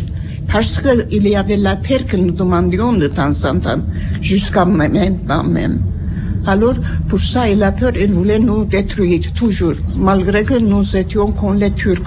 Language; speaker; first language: French; non-native, learner; Armenian